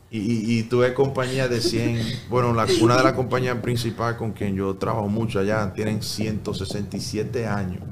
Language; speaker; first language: Spanish; early bilingual, heritage; Spanish